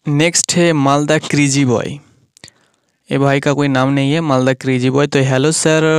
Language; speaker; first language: Hindi; non-native, local second language; Bangla